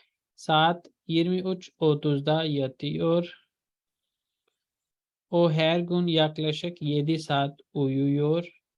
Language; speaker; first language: Turkish; non-native, fluent; Urdu